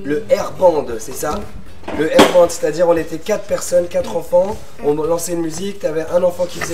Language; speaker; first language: French; native; French